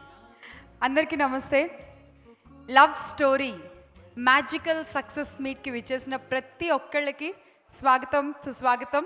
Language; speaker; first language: Telugu; native; Telugu